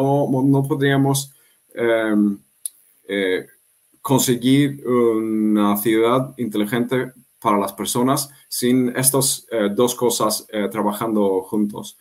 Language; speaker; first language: Spanish; non-native, fluent; Swedish